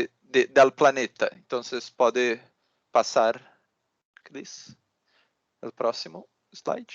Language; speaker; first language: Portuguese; non-native, learner; Spanish